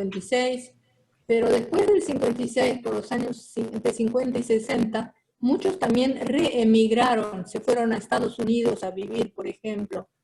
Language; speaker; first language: Spanish; early bilingual, other home language; Hungarian